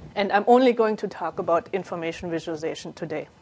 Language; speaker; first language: English; non-native, fluent; German